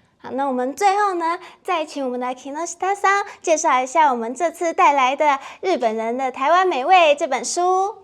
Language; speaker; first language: Chinese; native; Chinese